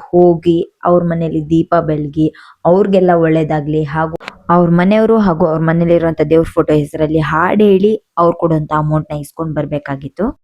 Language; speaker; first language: Kannada; non-native, local second language; Lambadi